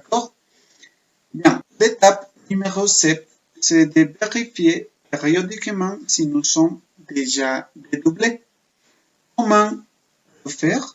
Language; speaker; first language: French; non-native, fluent; Spanish